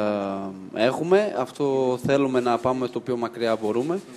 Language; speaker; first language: Greek; non-native, fluent; Portuguese